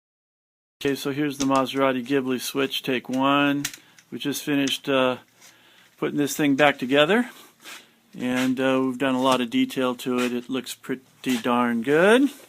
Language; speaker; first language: English; native; English